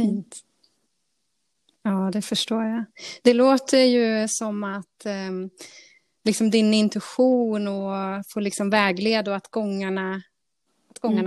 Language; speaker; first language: Swedish; native; Swedish